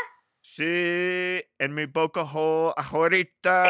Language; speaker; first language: Spanish; non-native, learner; English